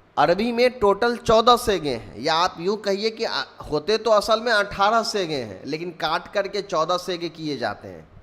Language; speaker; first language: Urdu; native; Urdu